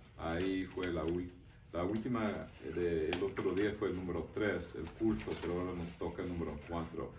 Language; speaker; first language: Spanish; early bilingual, heritage; Spanish